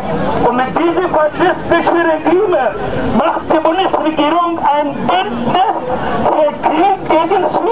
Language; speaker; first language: German; non-native, fluent; Arabic